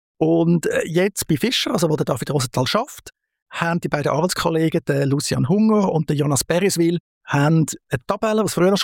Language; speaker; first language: German; native; German